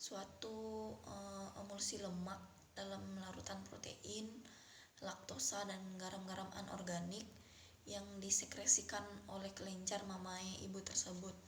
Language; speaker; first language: Indonesian; native; Indonesian